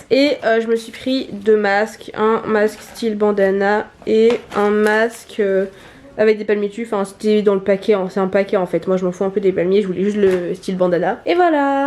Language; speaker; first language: French; native; French